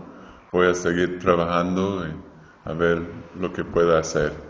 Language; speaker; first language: Spanish; non-native, fluent; English